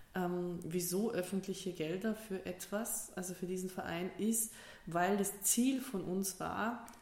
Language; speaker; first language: German; early bilingual, other home language; Russian